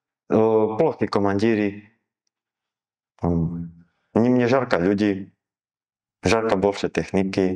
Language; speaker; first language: Russian; non-native, learner; Slovak